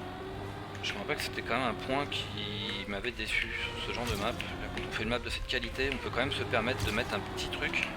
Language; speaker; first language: French; native; French